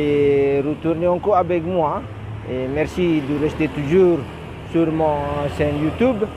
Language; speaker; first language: French; non-native, learner; Indonesian